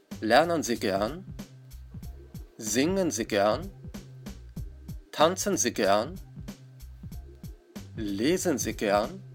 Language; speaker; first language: German; non-native, fluent; Russian